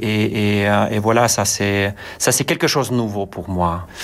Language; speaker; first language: French; non-native, learner; Lithuanian